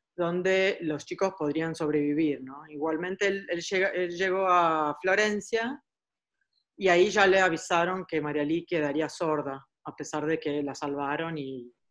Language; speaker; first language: Spanish; early bilingual, heritage; Spanish